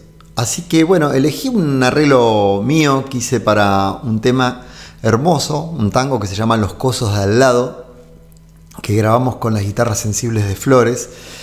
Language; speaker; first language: Spanish; native; Spanish